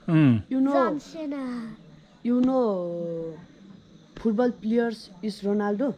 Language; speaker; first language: English; non-native, learner; Nepali